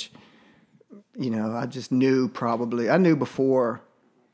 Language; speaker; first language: English; native; English